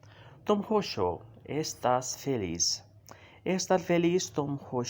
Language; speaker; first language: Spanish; non-native, learner; Urdu